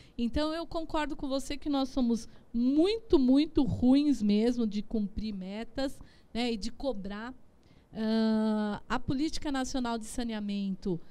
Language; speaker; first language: Portuguese; native; Portuguese